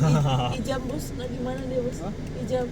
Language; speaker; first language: Malay; native; Malay